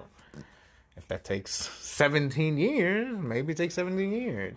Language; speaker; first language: English; native; English